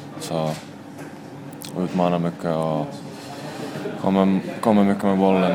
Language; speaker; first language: Swedish; non-native, fluent; Finnish